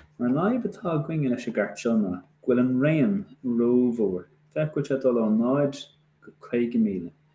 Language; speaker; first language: Irish; native; Irish